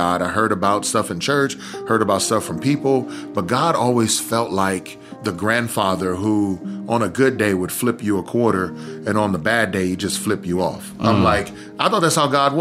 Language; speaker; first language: English; native; English